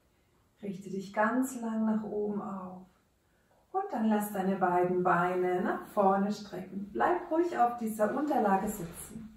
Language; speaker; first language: German; native; German